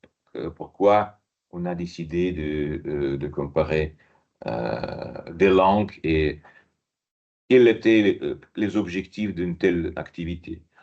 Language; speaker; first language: French; non-native, fluent; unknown